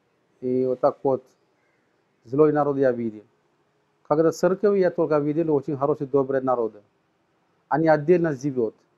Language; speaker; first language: Russian; non-native, learner; Sinhala